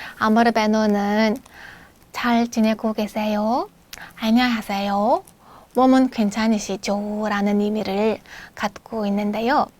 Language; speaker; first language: Korean; non-native, fluent; Mongolian